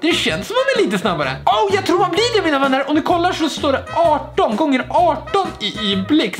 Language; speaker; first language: Swedish; native; Swedish